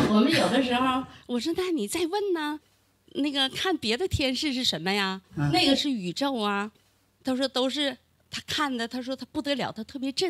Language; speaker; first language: Chinese; native; Chinese